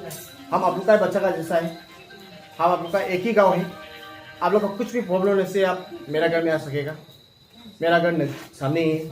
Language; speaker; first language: Hindi; non-native, local second language; Garo